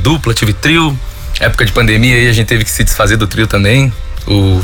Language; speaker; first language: Portuguese; native; Portuguese